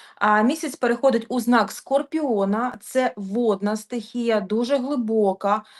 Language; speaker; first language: Ukrainian; native; Ukrainian